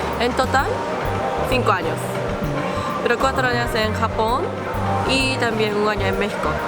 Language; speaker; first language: Spanish; non-native, fluent; Japanese